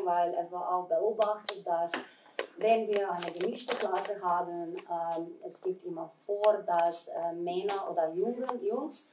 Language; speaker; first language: German; non-native, fluent; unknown